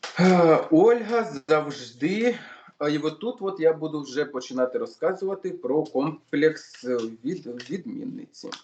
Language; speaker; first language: Ukrainian; non-native, local second language; Russian